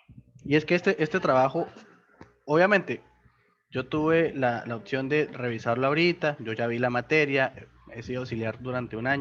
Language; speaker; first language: Spanish; native; Spanish